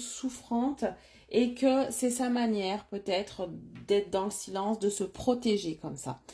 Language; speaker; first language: French; native; French